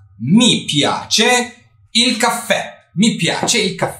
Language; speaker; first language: Italian; non-native, fluent; Turkish